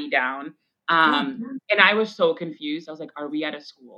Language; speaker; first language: English; early bilingual, other home language; Spanish